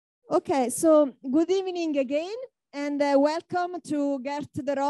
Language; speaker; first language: English; non-native, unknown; Italian